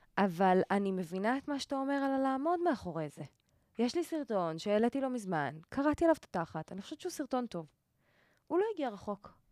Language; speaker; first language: Hebrew; native; Hebrew